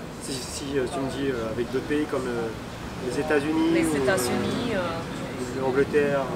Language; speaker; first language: French; early bilingual, other home language; Min Nan Chinese